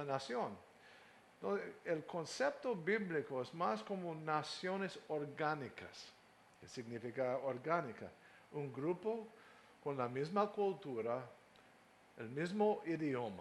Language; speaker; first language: Spanish; non-native, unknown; English